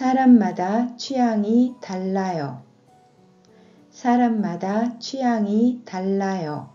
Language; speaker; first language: Korean; non-native, fluent; Japanese